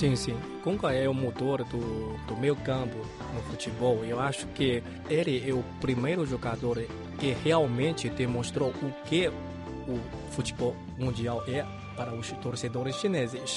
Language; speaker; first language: Portuguese; non-native, fluent; Chinese